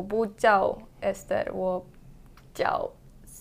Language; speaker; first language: Chinese; non-native, learner; English